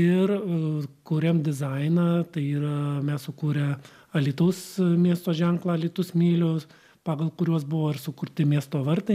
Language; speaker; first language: Lithuanian; native; Lithuanian